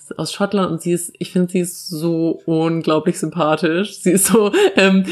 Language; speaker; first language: German; native; German